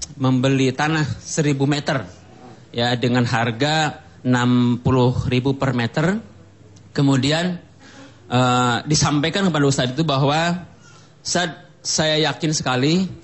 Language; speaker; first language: Indonesian; native; Indonesian